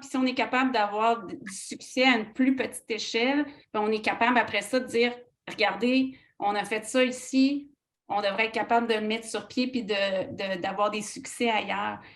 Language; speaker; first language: French; native; French